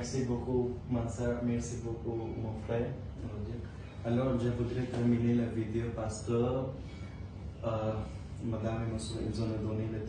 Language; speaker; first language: French; non-native, learner; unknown